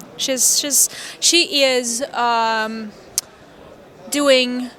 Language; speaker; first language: English; non-native, fluent; Armenian